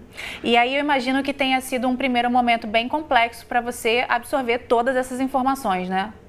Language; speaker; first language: Portuguese; native; Portuguese